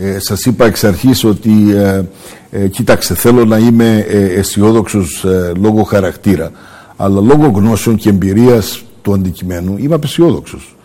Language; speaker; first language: Greek; early bilingual, heritage; Greek